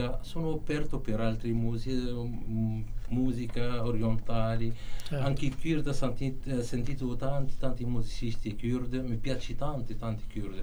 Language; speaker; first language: Italian; non-native, learner; Arabic